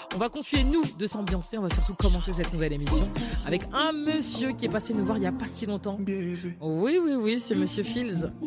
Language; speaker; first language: French; native; French